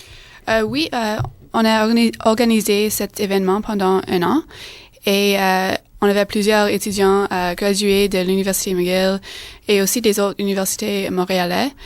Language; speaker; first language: French; non-native, fluent; English